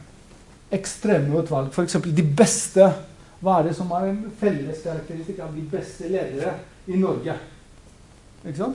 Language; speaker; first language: Norwegian; non-native, fluent; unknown